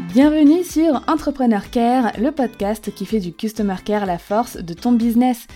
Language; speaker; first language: French; native; French